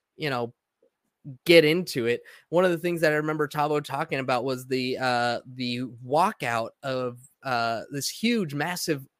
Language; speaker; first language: English; early bilingual, other home language; Spanish